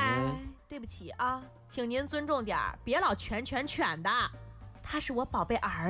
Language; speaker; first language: Chinese; native; Chinese